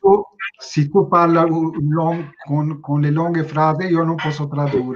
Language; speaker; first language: Italian; non-native, learner; Turkish